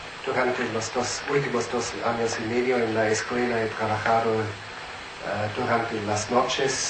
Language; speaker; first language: Spanish; non-native, fluent; German